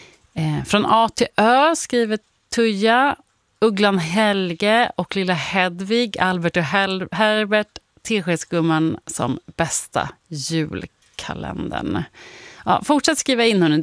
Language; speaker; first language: Swedish; native; Swedish